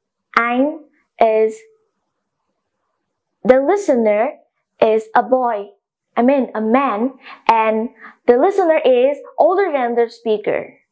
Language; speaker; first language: English; non-native, fluent; Vietnamese